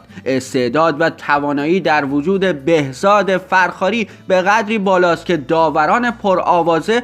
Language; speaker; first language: Persian; native; Persian